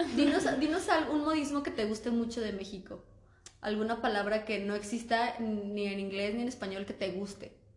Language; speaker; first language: Spanish; native; Spanish